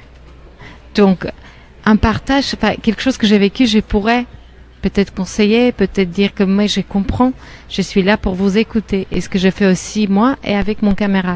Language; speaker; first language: French; non-native, fluent; Armenian